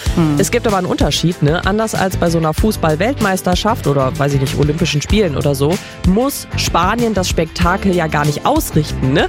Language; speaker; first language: German; native; German